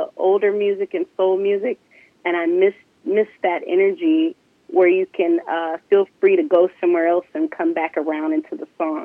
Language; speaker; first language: English; native; English